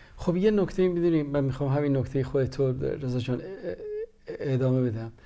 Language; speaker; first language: Persian; native; Persian